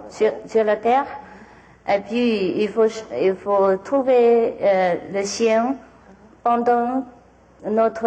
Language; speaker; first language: French; non-native, learner; Vietnamese